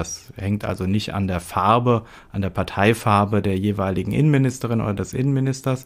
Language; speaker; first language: German; native; German